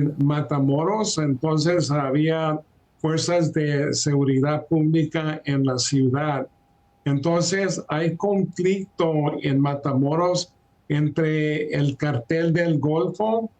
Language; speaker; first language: Spanish; early bilingual, heritage; Spanish